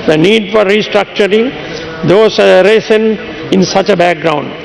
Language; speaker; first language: English; non-native, local second language; Sinhala